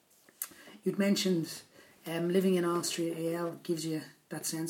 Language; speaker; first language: English; native; English